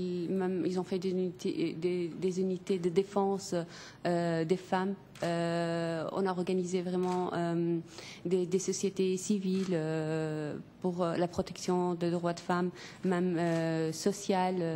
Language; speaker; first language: French; non-native, fluent; Kurdish